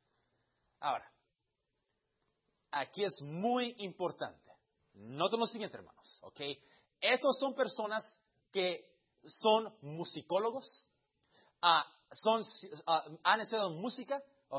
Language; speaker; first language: Spanish; early bilingual, heritage; Spanish